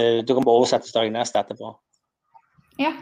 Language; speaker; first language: Norwegian; non-native, fluent; Polish